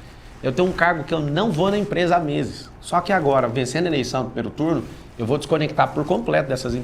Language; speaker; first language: Portuguese; native; Portuguese